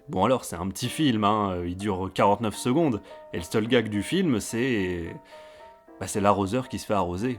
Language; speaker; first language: French; native; French